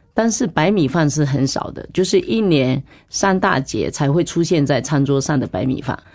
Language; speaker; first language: Chinese; native; Chinese